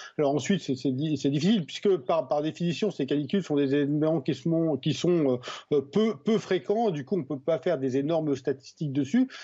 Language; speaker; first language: French; native; French